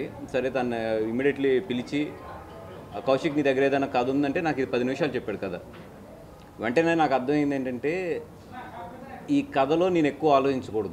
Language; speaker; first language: Telugu; native; Telugu